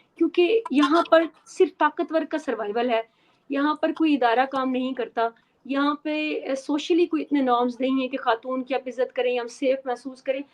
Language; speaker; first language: Urdu; native; Urdu